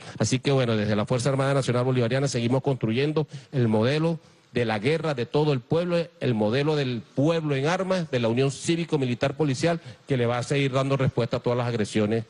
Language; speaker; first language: Spanish; native; Spanish